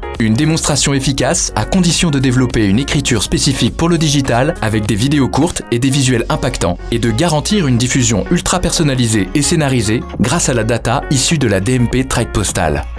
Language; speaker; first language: French; native; French